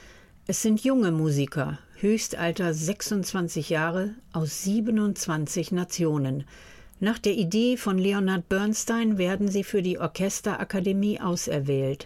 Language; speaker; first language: German; native; German